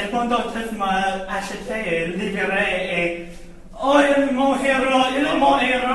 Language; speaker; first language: French; non-native, learner; English